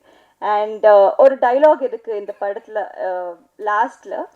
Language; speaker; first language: Tamil; non-native, learner; Telugu